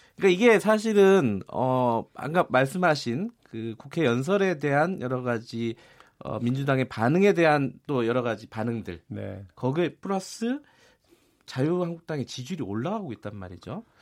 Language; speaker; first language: Korean; native; Korean